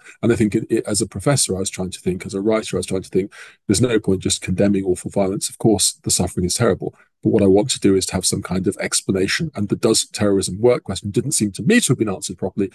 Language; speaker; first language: English; native; English